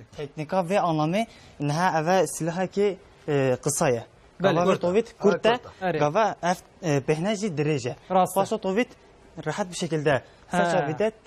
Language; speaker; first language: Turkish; non-native, local second language; Kurdish